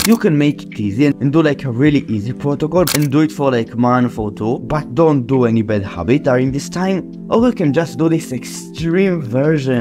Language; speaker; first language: English; non-native, fluent; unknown